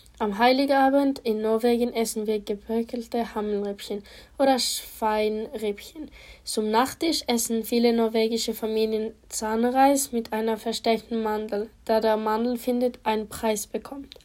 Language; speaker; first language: German; non-native, learner; Polish